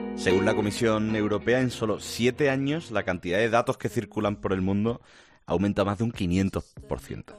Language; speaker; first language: Spanish; native; Spanish